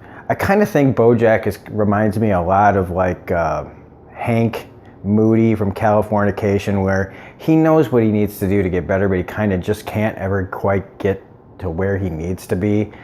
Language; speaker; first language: English; native; English